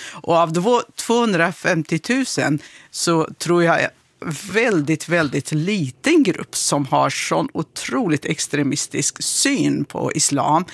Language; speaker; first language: Swedish; early bilingual, other home language; Kurdish